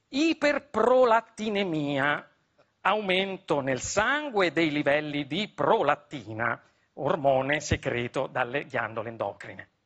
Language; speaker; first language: Italian; native; Italian